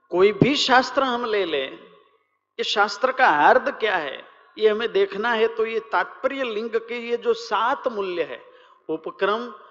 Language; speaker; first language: Hindi; non-native, local second language; Gujarati